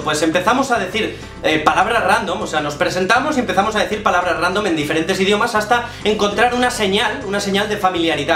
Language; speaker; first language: Spanish; native; Spanish